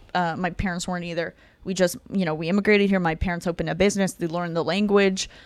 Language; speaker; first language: English; non-native, fluent; Russian